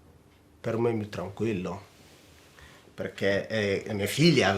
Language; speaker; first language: Italian; non-native, learner; Tigrinya